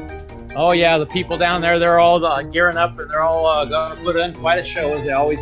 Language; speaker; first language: English; native; English